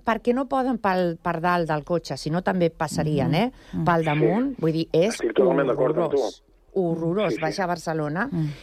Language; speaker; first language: Catalan; non-native, local second language; Spanish